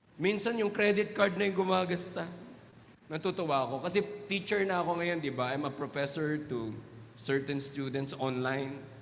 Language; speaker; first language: Filipino; non-native, local second language; Waray